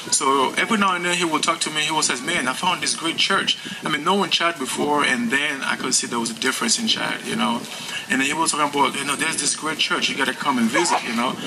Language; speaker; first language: English; non-native, fluent; Haitian Creole